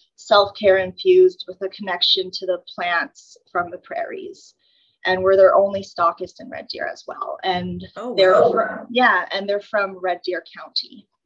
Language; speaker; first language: English; native; English